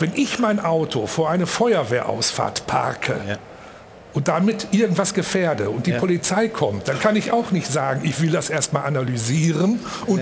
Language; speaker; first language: German; native; German